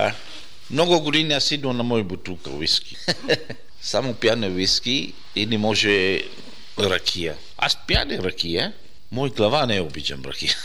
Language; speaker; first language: Bulgarian; non-native, learner; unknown